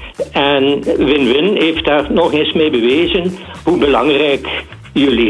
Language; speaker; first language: Dutch; native; Dutch